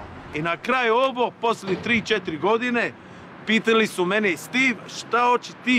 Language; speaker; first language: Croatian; non-native, fluent; English